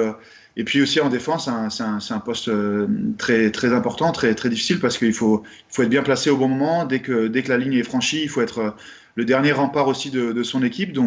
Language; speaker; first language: French; native; French